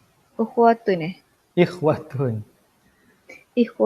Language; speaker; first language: Arabic; non-native, learner; Malay